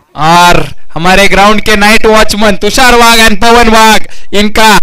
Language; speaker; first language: Hindi; non-native, local second language; Marathi